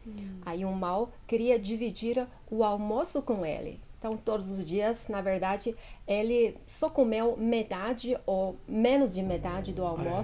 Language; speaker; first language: Portuguese; non-native, fluent; Chinese